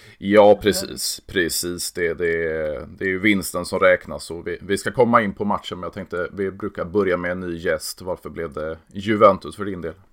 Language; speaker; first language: Swedish; native; Swedish